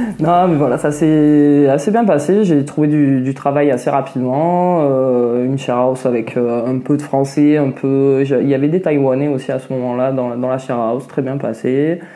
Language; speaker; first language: French; native; French